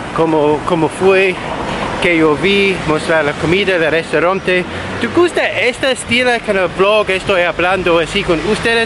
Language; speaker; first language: Spanish; non-native, learner; English